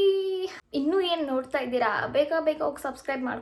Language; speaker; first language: Kannada; native; Kannada